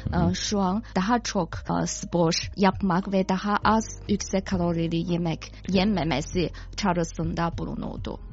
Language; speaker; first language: Turkish; non-native, fluent; Chinese